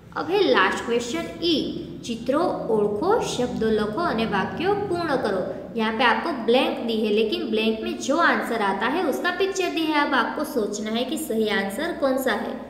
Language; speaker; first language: Hindi; non-native, local second language; Gujarati